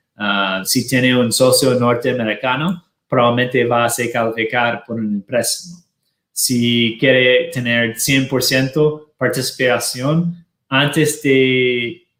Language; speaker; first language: Spanish; non-native, fluent; Portuguese